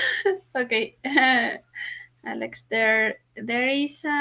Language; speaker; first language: English; non-native, learner; Spanish